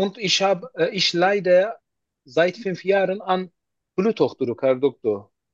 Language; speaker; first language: German; non-native, learner; Turkish